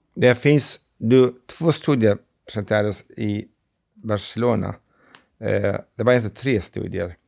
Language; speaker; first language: Swedish; non-native, fluent; Kurdish